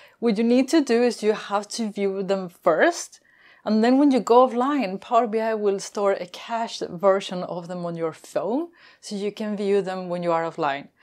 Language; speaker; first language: English; non-native, fluent; Spanish